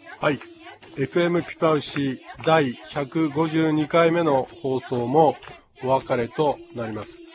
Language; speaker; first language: Japanese; native; Japanese